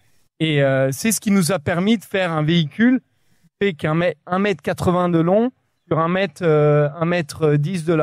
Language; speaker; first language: French; native; French